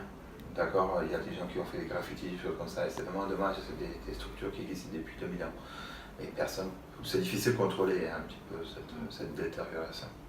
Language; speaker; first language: French; non-native, fluent; Italian